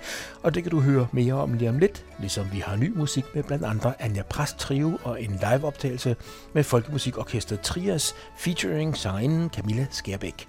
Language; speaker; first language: Danish; native; Danish